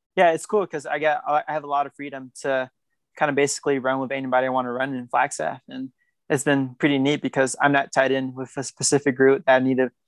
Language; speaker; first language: English; native; English